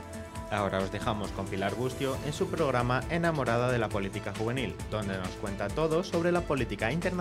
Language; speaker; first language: Spanish; native; Spanish